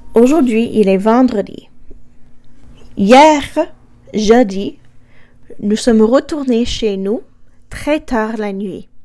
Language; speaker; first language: French; non-native, fluent; English